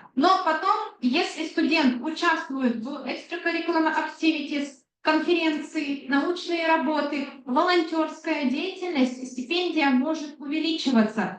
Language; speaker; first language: Russian; non-native, fluent; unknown